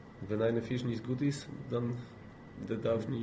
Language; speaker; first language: German; non-native, fluent; Polish